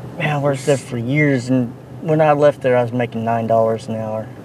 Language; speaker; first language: English; native; English